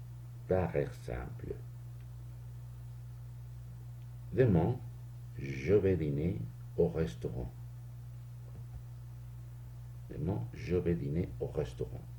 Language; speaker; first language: French; non-native, fluent; Spanish